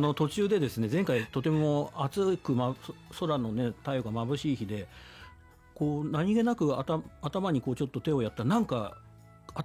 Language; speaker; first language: Japanese; native; Japanese